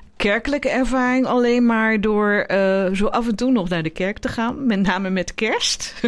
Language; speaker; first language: Dutch; native; Dutch